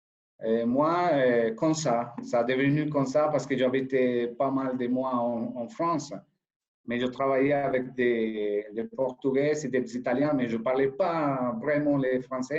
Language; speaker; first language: French; non-native, fluent; Spanish